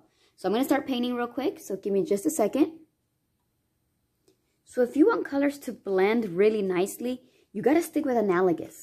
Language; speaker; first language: English; native; English